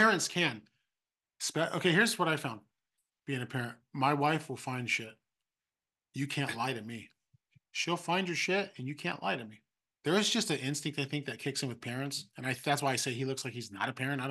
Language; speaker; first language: English; native; English